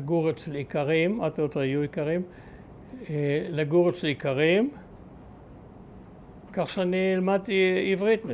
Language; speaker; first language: Hebrew; early bilingual, other home language; German